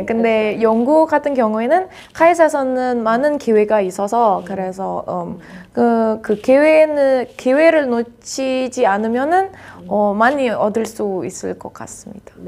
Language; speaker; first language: Korean; non-native, fluent; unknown